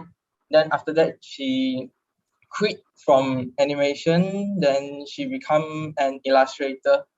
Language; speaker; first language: English; non-native, learner; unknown